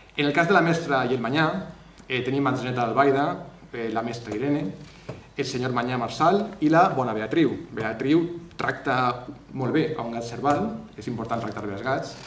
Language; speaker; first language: Catalan; native; Catalan